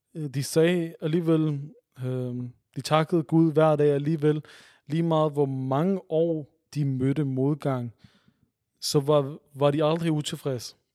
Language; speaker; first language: Danish; early bilingual, other home language; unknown